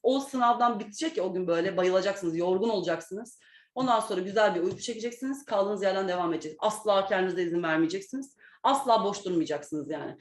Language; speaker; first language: Turkish; native; Turkish